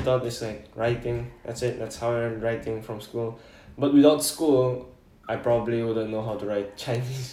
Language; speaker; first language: English; non-native, local second language; Filipino